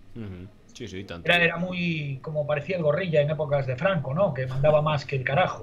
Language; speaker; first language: Spanish; native; Spanish